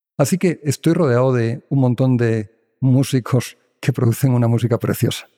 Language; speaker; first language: Spanish; native; Spanish